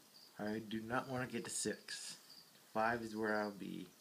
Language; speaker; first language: English; native; English